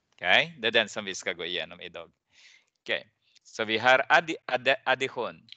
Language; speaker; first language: Swedish; non-native, fluent; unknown